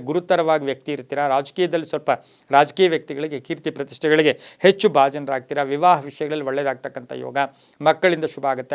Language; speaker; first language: Kannada; native; Kannada